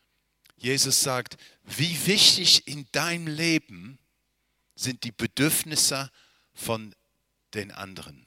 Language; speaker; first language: German; non-native, fluent; English